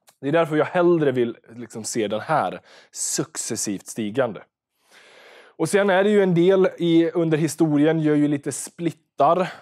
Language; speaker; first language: Swedish; native; Swedish